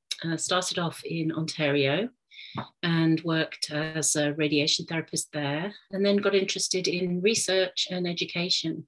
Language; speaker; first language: English; native; English